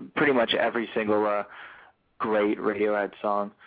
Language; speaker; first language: English; native; English